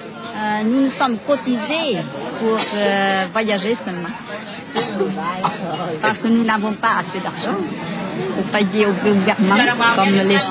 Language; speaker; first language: French; non-native, fluent; Vietnamese